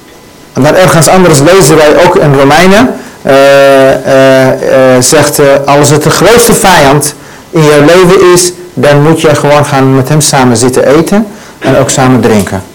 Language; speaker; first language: Dutch; non-native, learner; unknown